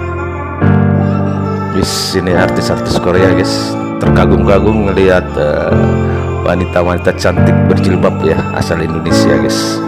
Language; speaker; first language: Indonesian; native; Indonesian